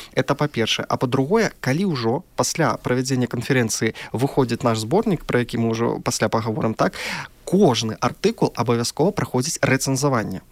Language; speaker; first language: Belarusian; non-native, local second language; Russian